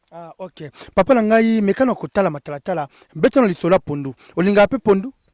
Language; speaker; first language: Lingala; native; Lingala